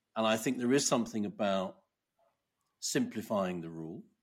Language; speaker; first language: English; native; English